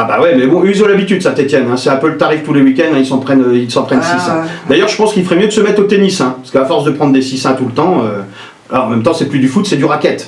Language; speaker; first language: French; native; French